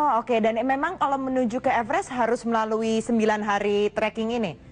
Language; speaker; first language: Indonesian; native; Indonesian